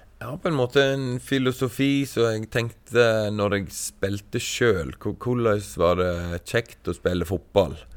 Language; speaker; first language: Norwegian; native; Norwegian